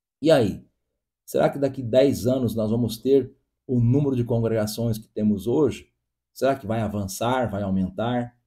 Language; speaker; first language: Portuguese; native; Portuguese